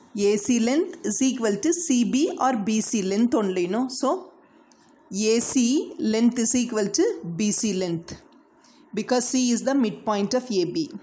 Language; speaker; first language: English; non-native, local second language; Tamil